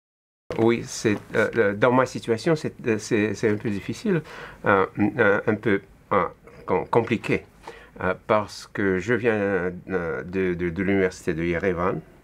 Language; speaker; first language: French; non-native, fluent; Russian